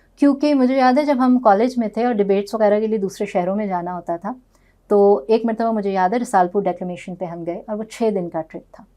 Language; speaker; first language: Urdu; non-native, local second language; Punjabi